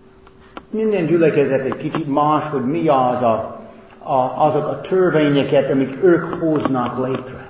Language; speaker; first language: Hungarian; non-native, learner; English